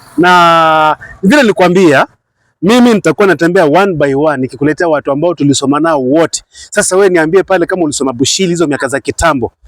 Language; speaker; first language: Swahili; native; Swahili